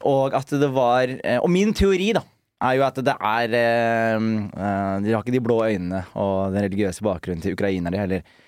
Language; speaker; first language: Norwegian; early bilingual, other home language; Somali